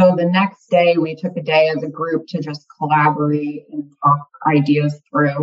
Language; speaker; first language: English; native; English